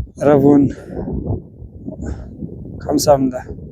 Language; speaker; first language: Korean; non-native, learner; Nepali